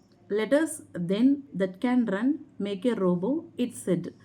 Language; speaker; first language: English; non-native, local second language; Tamil